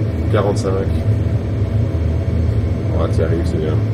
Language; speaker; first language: French; native; French